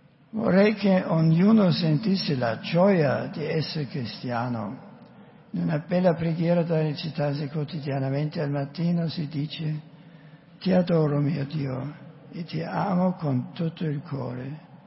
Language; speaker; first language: Italian; non-native, fluent; German